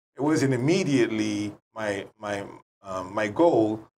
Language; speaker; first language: English; native; English